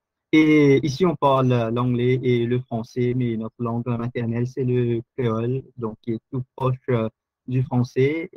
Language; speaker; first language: French; non-native, local second language; Morisyen